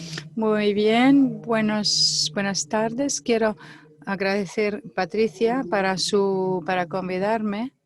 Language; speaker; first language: Spanish; non-native, fluent; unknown